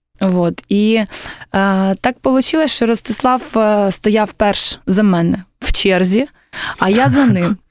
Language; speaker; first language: Ukrainian; native; Ukrainian